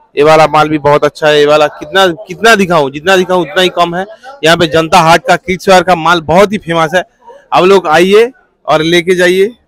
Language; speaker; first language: Hindi; non-native, local second language; Bangla